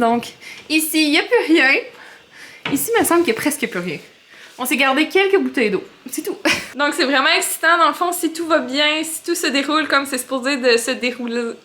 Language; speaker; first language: French; native; French